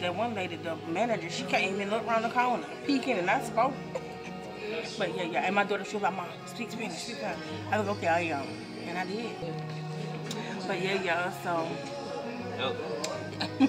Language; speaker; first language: English; native; English